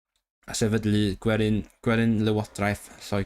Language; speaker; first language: Welsh; non-native, learner; Cantonese